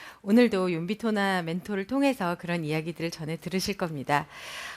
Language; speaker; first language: Korean; native; Korean